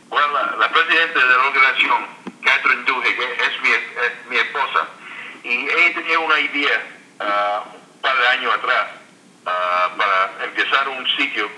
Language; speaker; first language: Spanish; early bilingual, heritage; English